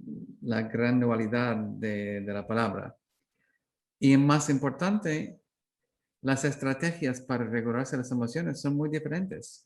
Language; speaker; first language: Spanish; non-native, learner; English